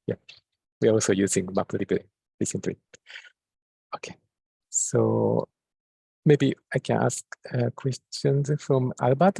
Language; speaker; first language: English; non-native, fluent; Japanese